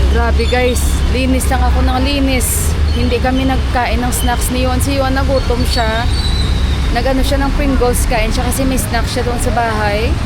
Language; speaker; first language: Filipino; native; Filipino